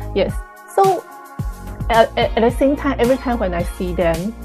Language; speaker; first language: English; non-native, fluent; Chinese